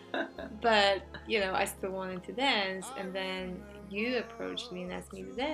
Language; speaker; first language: English; non-native, fluent; Polish